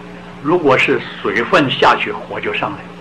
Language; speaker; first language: Chinese; native; Chinese